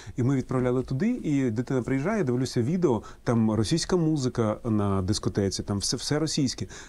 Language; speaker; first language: Ukrainian; non-native, local second language; Russian